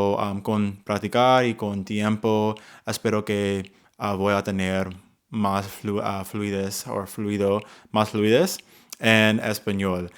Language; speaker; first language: Spanish; non-native, learner; English